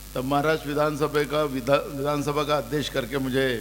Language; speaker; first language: Hindi; non-native, local second language; Marathi